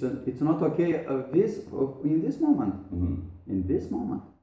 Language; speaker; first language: English; non-native, learner; Romanian